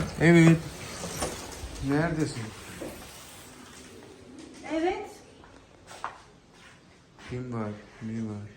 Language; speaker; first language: Turkish; non-native, learner; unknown